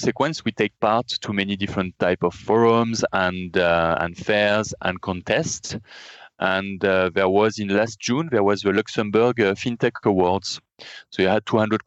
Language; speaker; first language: English; non-native, fluent; French